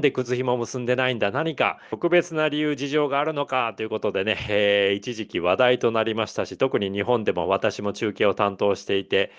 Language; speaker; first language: Japanese; native; Japanese